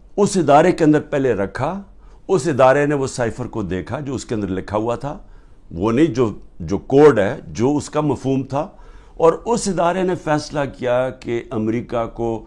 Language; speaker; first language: Urdu; native; Urdu